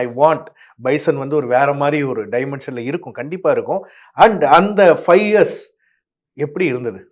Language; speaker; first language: Tamil; native; Tamil